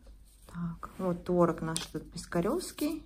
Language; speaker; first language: Russian; native; Russian